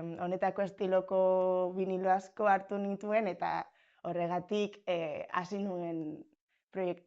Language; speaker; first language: Basque; non-native, local second language; Spanish